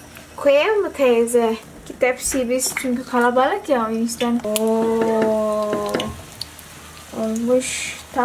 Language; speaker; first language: Turkish; non-native, learner; Indonesian